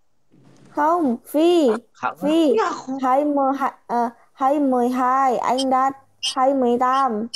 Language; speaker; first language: Vietnamese; non-native, learner; Indonesian